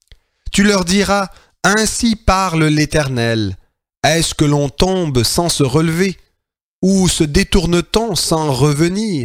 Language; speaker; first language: French; native; French